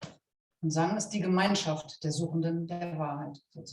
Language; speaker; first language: German; native; German